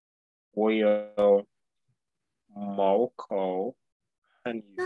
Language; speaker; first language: Chinese; non-native, learner; English